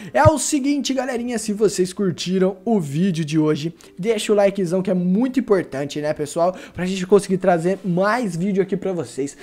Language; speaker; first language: Portuguese; native; Portuguese